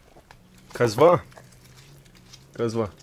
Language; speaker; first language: Bulgarian; non-native, learner; English